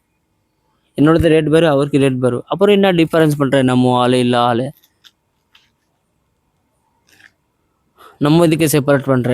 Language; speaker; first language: Tamil; non-native, learner; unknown